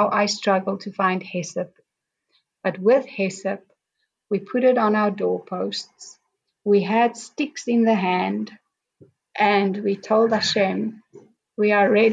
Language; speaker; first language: English; non-native, local second language; Afrikaans